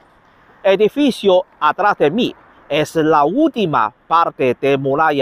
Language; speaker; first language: Spanish; non-native, learner; Chinese